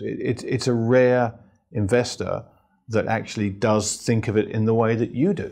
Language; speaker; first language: English; native; English